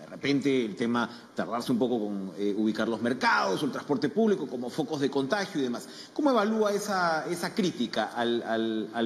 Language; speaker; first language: Spanish; native; Spanish